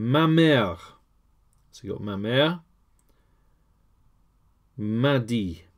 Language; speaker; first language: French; non-native, learner; English